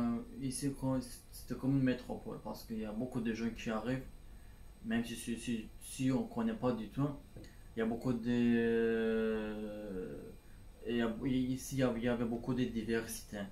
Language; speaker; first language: French; non-native, learner; Turkish